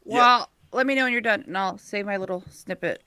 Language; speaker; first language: English; native; English